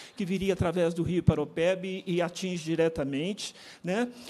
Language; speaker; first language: Portuguese; native; Portuguese